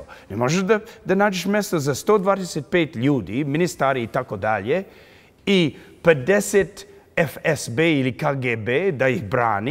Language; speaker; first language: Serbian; early bilingual, heritage; English